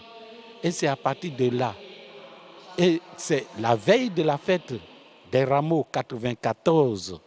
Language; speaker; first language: French; non-native, local second language; Fon